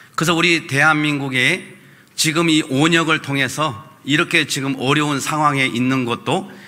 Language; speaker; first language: Korean; native; Korean